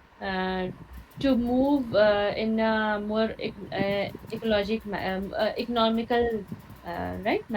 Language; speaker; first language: English; non-native, local second language; Urdu